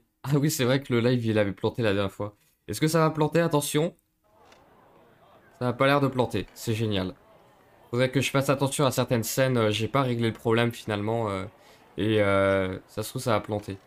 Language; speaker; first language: French; native; French